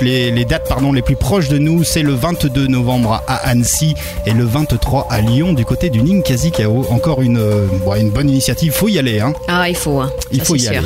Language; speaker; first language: French; native; French